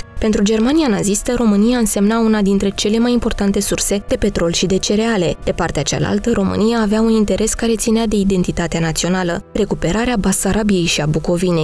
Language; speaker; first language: Romanian; native; Romanian